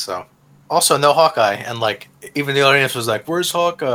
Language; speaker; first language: English; native; English